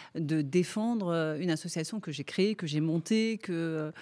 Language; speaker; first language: French; native; French